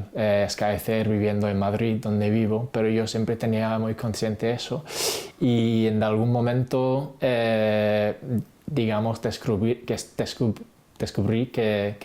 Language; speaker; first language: Spanish; non-native, fluent; English